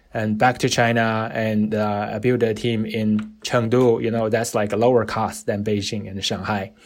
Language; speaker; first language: English; non-native, fluent; Chinese